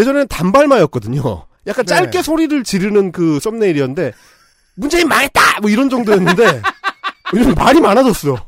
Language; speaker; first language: Korean; native; Korean